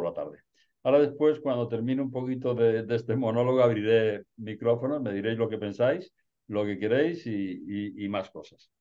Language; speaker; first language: Spanish; native; Spanish